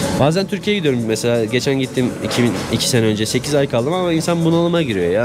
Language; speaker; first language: Turkish; native; Turkish